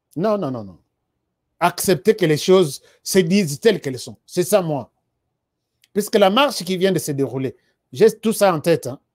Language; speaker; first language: French; non-native, local second language; Lingala